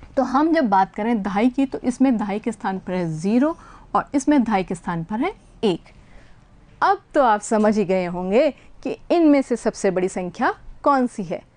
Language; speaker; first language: Hindi; native; Hindi